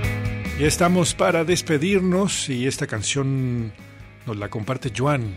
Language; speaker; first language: Spanish; native; Spanish